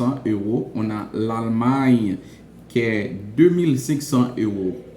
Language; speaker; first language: French; non-native, local second language; Haitian Creole